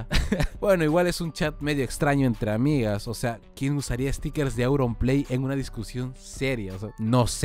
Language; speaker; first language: Spanish; native; Spanish